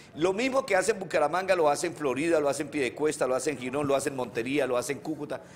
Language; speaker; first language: Spanish; native; Spanish